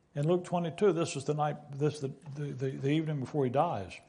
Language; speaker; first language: English; native; English